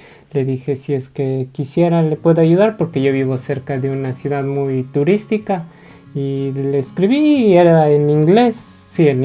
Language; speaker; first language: Spanish; native; Spanish